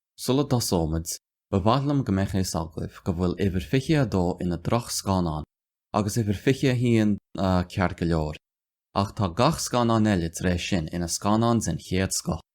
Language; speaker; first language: Irish; non-native, local second language; English